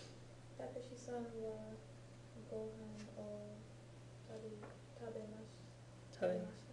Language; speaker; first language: Japanese; non-native, learner; English